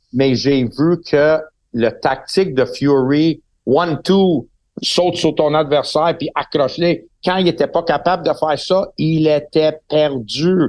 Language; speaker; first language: French; non-native, local second language; English